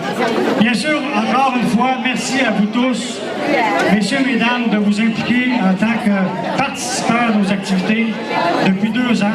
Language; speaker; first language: French; native; French